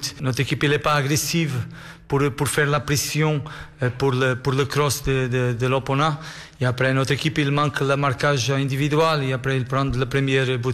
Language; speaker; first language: French; non-native, learner; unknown